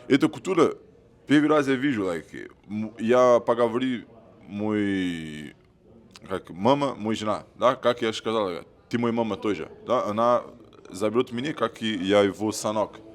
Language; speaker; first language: Russian; non-native, learner; Portuguese